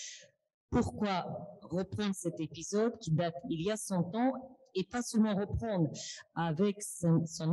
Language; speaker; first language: French; non-native, fluent; Russian